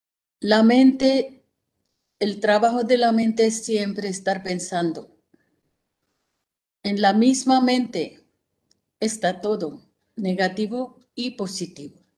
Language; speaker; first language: Spanish; non-native, fluent; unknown